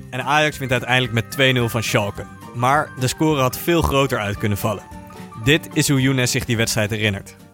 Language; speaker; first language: Dutch; native; Dutch